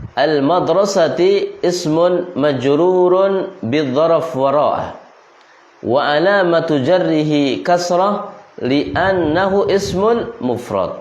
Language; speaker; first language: Arabic; non-native, fluent; Indonesian